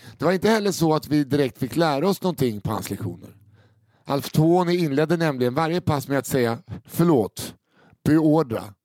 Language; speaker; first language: Swedish; native; Swedish